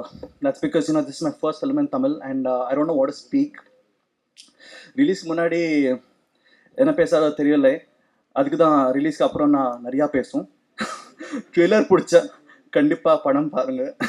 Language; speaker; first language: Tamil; non-native, learner; Telugu